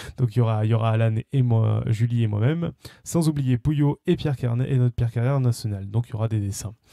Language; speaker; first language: French; native; French